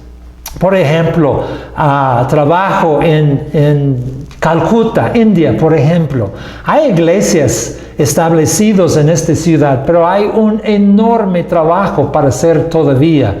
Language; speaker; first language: Spanish; non-native, fluent; English